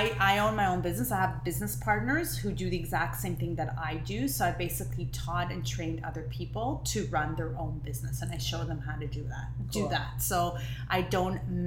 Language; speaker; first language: English; non-native, fluent; Hebrew